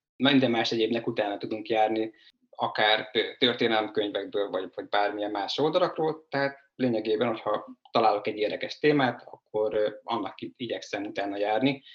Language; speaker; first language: Hungarian; native; Hungarian